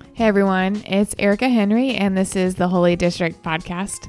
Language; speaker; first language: English; native; English